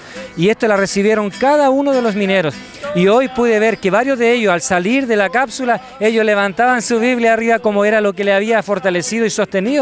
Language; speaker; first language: Spanish; native; Spanish